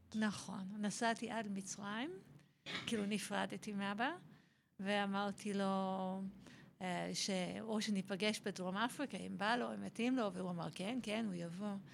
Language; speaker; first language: Hebrew; non-native, fluent; English